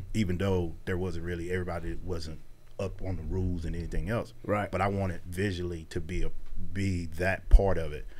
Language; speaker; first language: English; native; English